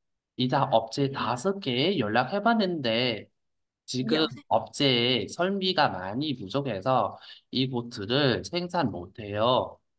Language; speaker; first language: Korean; non-native, fluent; Vietnamese